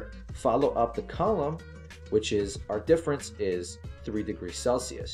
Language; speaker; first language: English; native; English